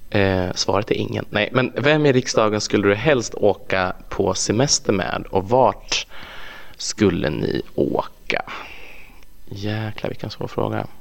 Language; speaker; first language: Swedish; native; Swedish